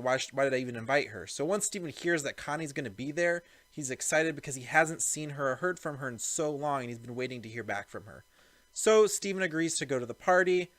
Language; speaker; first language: English; native; English